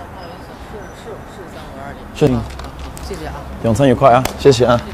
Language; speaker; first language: Chinese; non-native, fluent; Hebrew